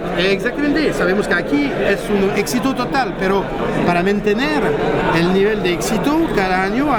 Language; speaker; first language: Spanish; non-native, fluent; French